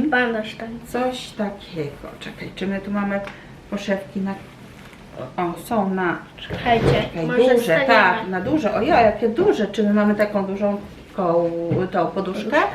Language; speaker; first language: Polish; native; Polish